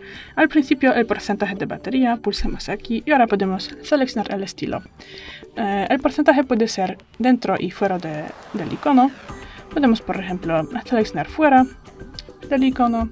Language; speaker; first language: Spanish; native; Spanish